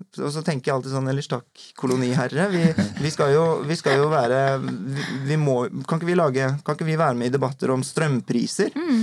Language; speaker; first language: Norwegian; native; Norwegian